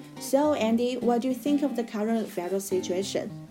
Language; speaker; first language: English; non-native, fluent; Chinese